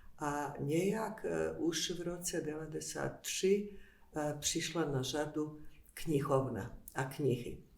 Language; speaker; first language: Czech; non-native, fluent; Bosnian